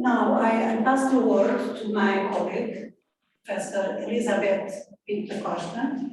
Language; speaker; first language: English; non-native, fluent; Portuguese